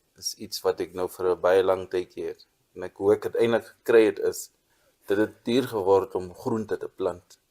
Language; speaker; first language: Afrikaans; non-native, local second language; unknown